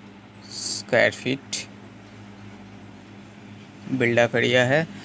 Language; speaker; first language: Hindi; non-native, local second language; Bangla